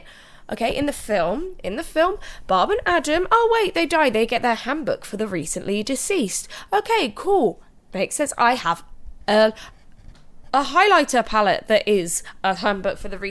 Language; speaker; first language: English; native; English